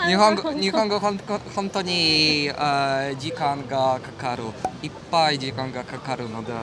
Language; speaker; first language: Japanese; non-native, learner; Polish